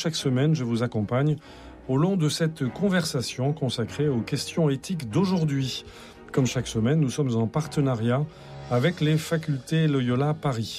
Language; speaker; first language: French; native; French